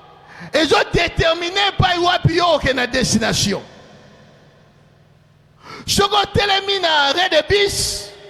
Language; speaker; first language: French; non-native, local second language; Lingala